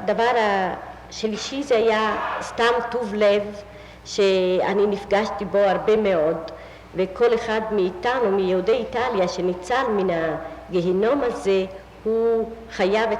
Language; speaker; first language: Hebrew; non-native, fluent; Italian